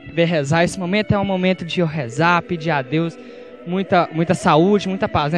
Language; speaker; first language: Portuguese; native; Portuguese